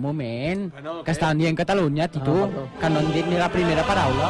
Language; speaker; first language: Catalan; native; Catalan